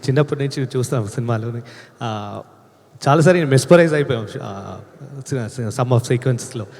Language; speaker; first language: Telugu; non-native, learner; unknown